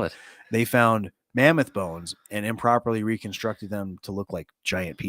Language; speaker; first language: English; native; English